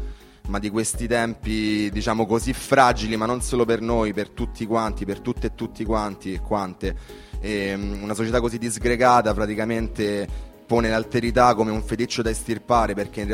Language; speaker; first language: Italian; native; Italian